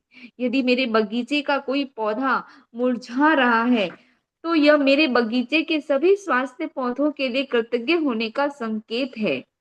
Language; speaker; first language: Hindi; native; Hindi